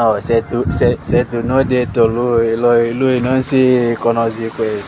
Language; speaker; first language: Italian; non-native, learner; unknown